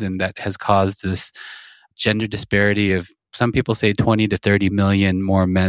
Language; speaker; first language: English; native; English